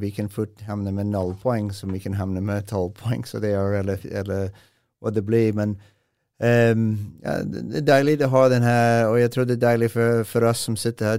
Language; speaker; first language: Swedish; non-native, fluent; English